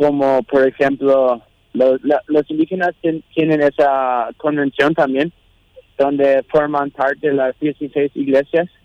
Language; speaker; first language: Spanish; non-native, local second language; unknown